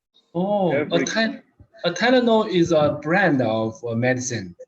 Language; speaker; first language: English; non-native, learner; Chinese